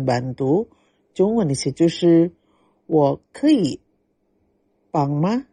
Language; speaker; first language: Chinese; non-native, fluent; Indonesian